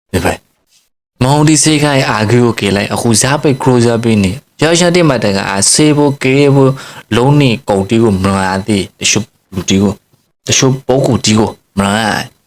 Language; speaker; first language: Burmese; native; Burmese